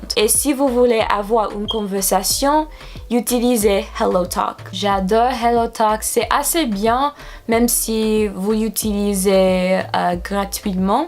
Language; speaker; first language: French; non-native, learner; English